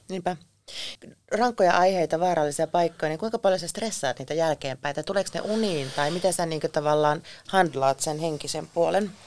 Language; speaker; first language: Finnish; native; Finnish